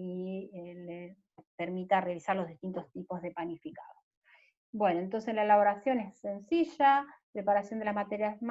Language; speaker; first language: Spanish; native; Spanish